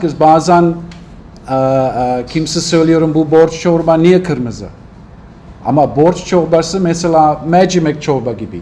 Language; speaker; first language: Turkish; non-native, learner; Russian